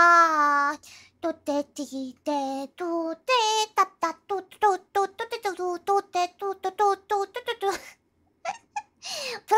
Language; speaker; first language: Portuguese; non-native, learner; Japanese